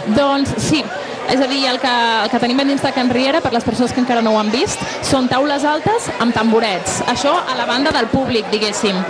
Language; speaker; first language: Catalan; native; Catalan